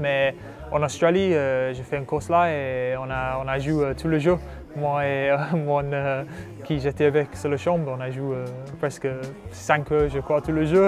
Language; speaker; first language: French; non-native, learner; English